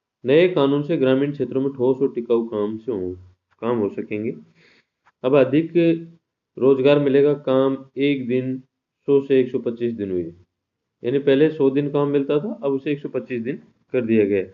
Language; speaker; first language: Hindi; native; Hindi